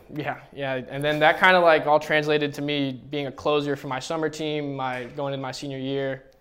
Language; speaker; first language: English; native; English